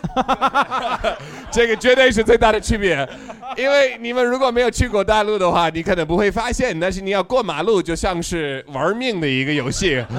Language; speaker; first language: Chinese; non-native, fluent; English